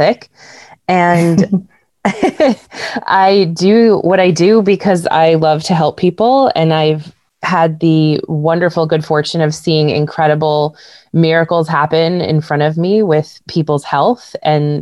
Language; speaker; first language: English; native; English